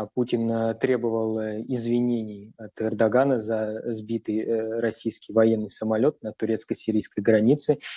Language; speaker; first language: Russian; native; Russian